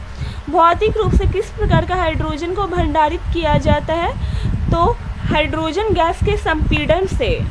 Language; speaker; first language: Hindi; native; Hindi